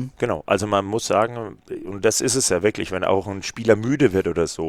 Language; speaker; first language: German; native; German